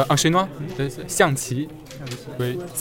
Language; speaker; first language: French; non-native, learner; Chinese